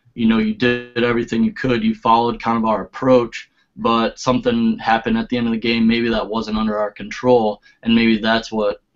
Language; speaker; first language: English; native; English